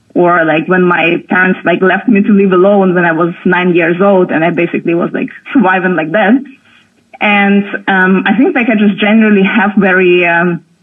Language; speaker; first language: English; non-native, fluent; Russian